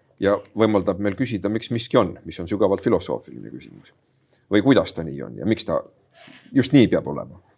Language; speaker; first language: Estonian; native; Estonian